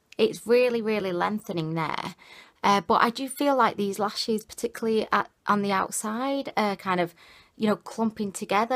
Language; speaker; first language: English; native; English